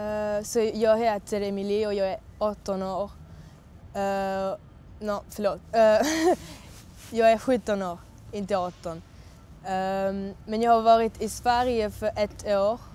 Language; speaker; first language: Swedish; non-native, learner; French